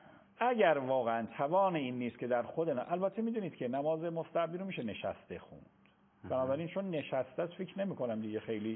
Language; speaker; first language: Persian; native; Persian